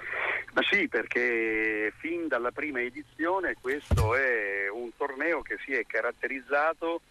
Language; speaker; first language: Italian; native; Italian